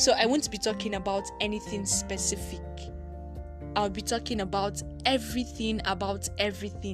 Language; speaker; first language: English; non-native, local second language; Igbo